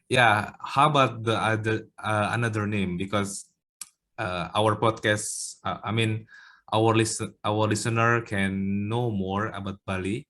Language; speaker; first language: English; non-native, learner; Indonesian